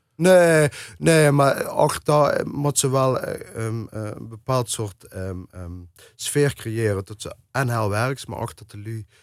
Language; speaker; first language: Dutch; native; Dutch